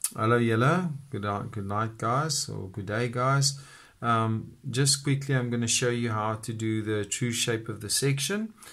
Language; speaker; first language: English; non-native, local second language; Afrikaans